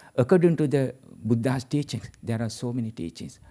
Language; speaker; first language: English; non-native, local second language; Sinhala